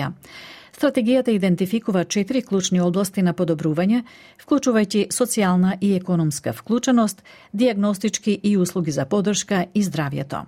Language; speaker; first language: Macedonian; native; Macedonian